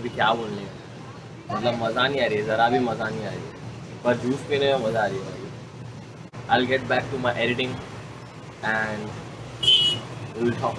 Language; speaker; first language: Hindi; native; Hindi